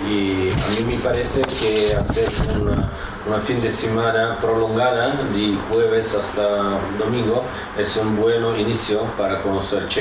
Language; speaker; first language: Spanish; non-native, fluent; Czech